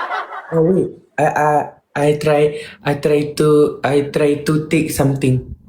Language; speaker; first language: English; non-native, local second language; Malay